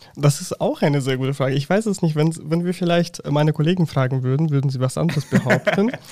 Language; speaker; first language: German; non-native, fluent; Russian